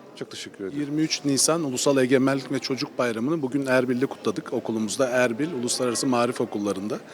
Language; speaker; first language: Turkish; native; Turkish